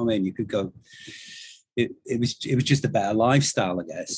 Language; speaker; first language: English; native; English